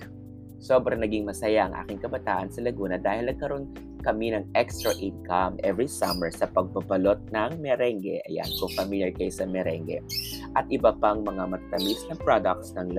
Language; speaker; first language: English; non-native, local second language; Filipino